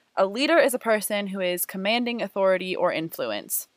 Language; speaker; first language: English; native; English